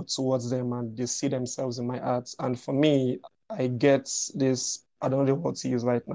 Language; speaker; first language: English; non-native, local second language; Igbo